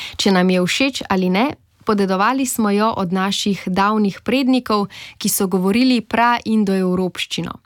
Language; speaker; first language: Slovenian; native; Slovenian